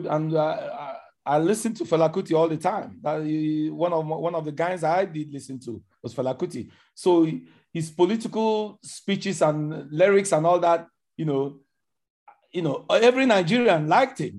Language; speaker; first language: English; non-native, local second language; Igbo